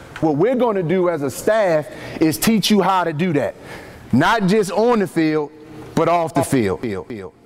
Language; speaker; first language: English; native; English